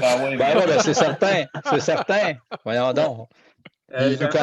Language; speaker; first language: French; native; French